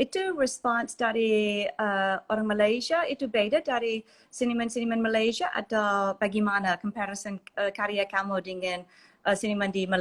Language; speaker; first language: Indonesian; non-native, fluent; English